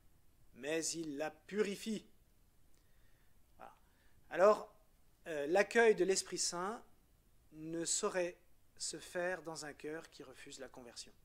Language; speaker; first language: French; native; French